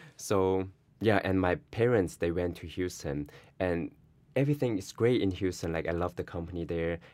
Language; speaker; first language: English; non-native, learner; Chinese